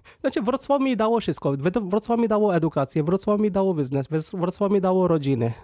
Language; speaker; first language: Polish; non-native, fluent; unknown